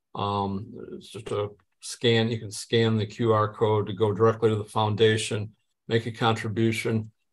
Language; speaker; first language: English; native; English